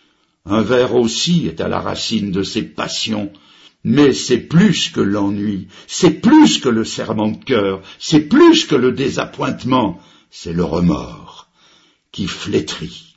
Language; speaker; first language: French; native; French